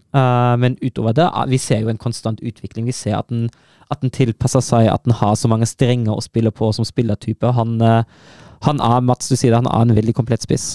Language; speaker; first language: Norwegian; non-native, fluent; German